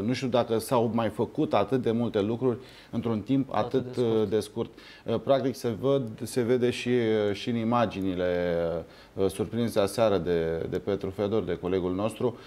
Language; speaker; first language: Romanian; native; Romanian